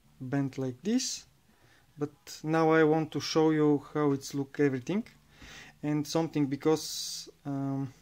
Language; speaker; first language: English; non-native, learner; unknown